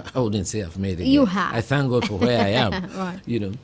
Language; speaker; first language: English; non-native, local second language; Akan